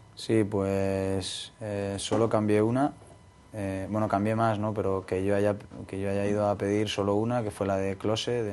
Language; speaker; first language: Spanish; native; Spanish